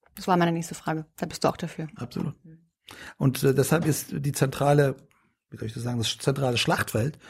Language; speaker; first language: German; early bilingual, other home language; Persian